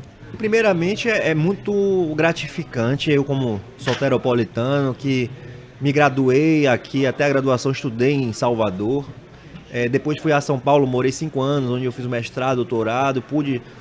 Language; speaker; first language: Portuguese; native; Portuguese